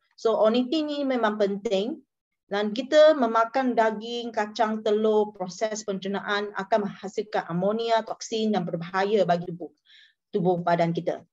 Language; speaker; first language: Malay; non-native, local second language; Chinese